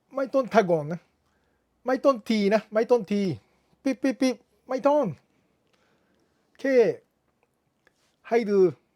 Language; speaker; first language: Thai; non-native, learner; Japanese